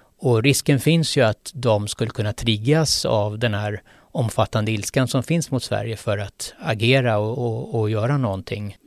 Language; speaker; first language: Swedish; native; Swedish